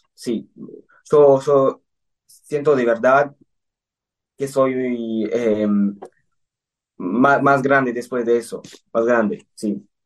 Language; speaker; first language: Spanish; early bilingual, heritage; Spanish